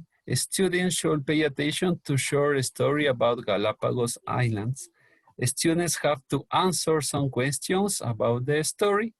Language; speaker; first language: English; non-native, learner; Spanish